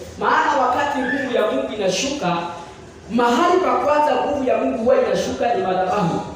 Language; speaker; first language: Swahili; non-native, local second language; Kikuyu